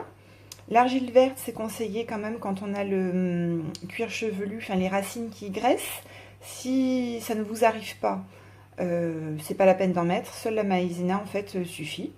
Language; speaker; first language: French; native; French